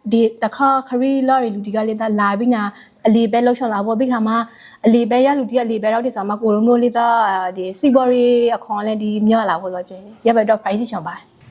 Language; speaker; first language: Burmese; native; Burmese